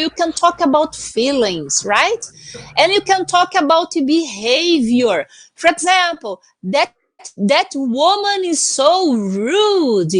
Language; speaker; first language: English; non-native, fluent; Portuguese